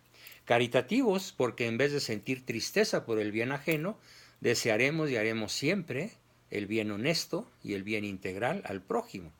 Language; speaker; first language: Spanish; native; Spanish